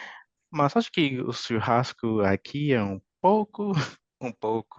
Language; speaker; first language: Portuguese; non-native, fluent; English